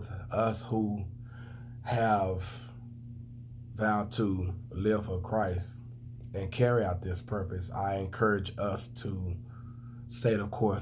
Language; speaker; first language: English; native; English